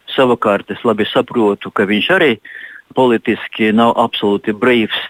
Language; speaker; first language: Latvian; non-native, local second language; Russian